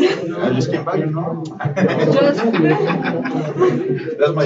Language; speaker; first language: English; non-native, fluent; Spanish